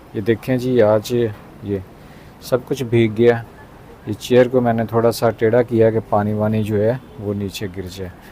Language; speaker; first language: Urdu; non-native, local second language; Punjabi